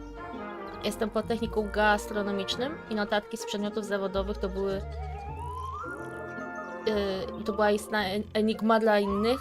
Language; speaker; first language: Polish; native; Polish